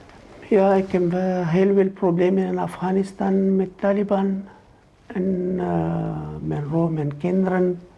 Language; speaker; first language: Dutch; non-native, learner; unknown